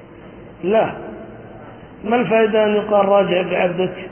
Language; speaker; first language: Arabic; native; Arabic